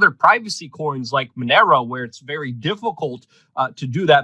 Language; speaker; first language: English; non-native, fluent; Polish